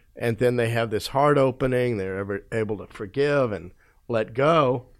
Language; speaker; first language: English; native; English